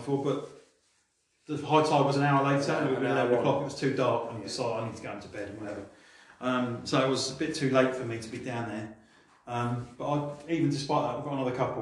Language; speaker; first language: English; native; English